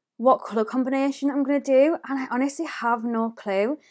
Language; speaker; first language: English; native; English